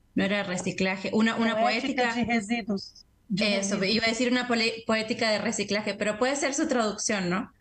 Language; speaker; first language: Spanish; native; Spanish